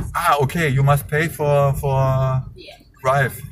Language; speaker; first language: English; non-native, learner; German